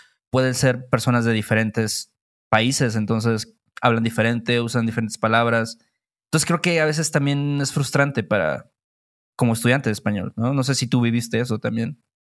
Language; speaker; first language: Spanish; native; Spanish